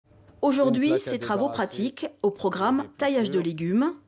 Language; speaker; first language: French; native; French